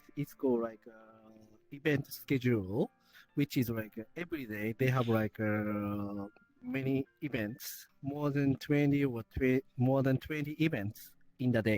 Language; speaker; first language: English; non-native, learner; Japanese